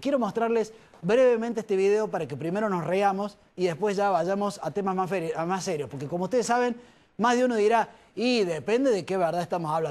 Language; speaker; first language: Spanish; native; Spanish